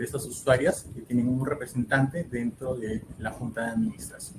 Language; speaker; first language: Spanish; native; Spanish